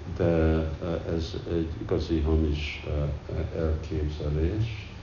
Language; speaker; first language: Hungarian; early bilingual, heritage; Hungarian